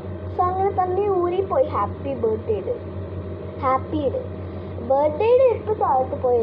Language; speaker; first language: Malayalam; early bilingual, heritage; Malayalam